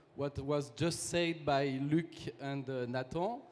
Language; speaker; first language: English; non-native, fluent; French